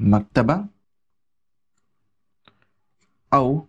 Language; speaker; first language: Arabic; non-native, fluent; Urdu